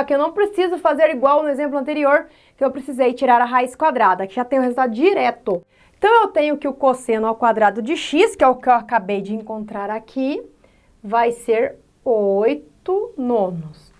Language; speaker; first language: Portuguese; native; Portuguese